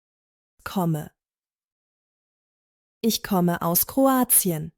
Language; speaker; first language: German; non-native, fluent; Croatian